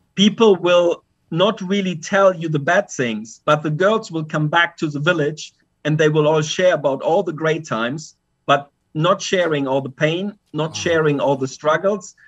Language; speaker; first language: English; non-native, fluent; German